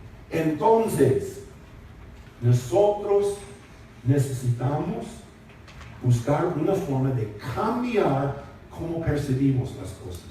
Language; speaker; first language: Spanish; non-native, fluent; English